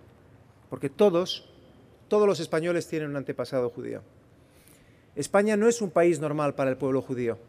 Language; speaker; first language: Spanish; native; Spanish